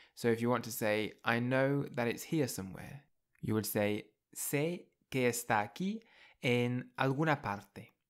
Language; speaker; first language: English; native; English